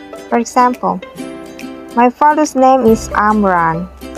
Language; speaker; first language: English; non-native, fluent; Indonesian